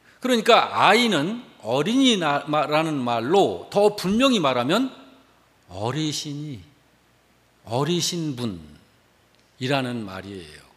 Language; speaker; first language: Korean; native; Korean